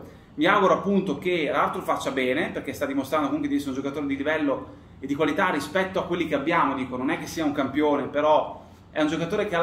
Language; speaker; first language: Italian; native; Italian